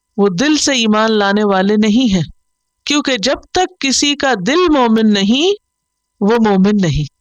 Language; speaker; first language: Urdu; native; Urdu